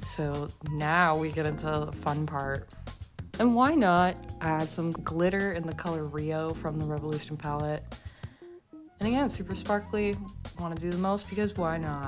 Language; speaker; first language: English; native; English